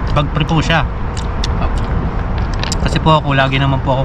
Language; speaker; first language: Filipino; native; Filipino